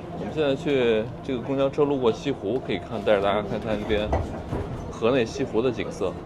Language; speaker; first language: Chinese; native; Chinese